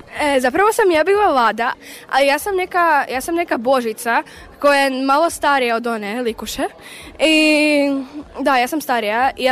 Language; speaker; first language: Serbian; non-native, learner; Ukrainian